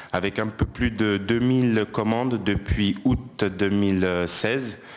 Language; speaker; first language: French; non-native, local second language; Wolof